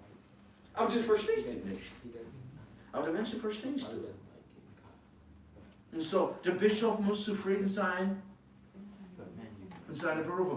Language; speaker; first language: German; non-native, fluent; English